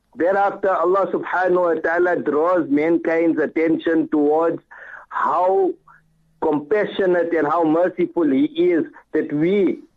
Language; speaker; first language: English; native; English